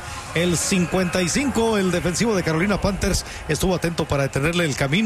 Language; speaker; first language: Spanish; native; Spanish